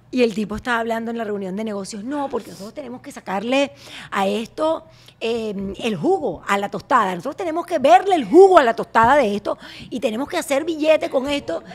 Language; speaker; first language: Spanish; native; Spanish